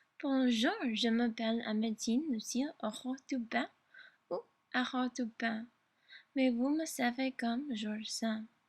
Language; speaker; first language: French; non-native, learner; English